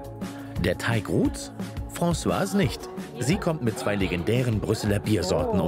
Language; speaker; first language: German; native; German